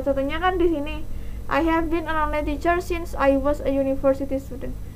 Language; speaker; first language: English; non-native, fluent; Indonesian